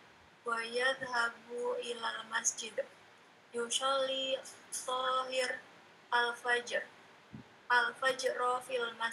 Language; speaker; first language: Arabic; non-native, learner; Indonesian